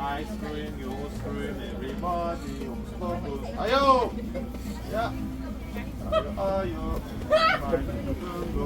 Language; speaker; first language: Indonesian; non-native, learner; Turkish